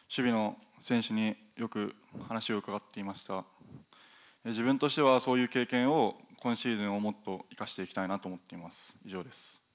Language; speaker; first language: Japanese; native; Japanese